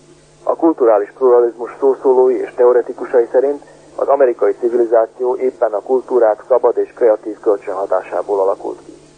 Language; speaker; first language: Hungarian; native; Hungarian